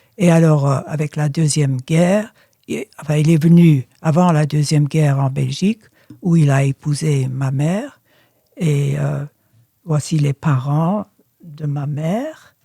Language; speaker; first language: French; early bilingual, other home language; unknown